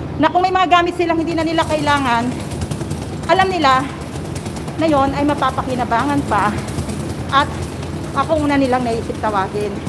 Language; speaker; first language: Filipino; native; Filipino